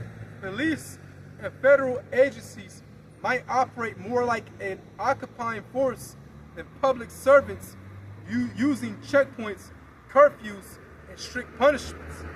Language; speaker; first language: English; native; English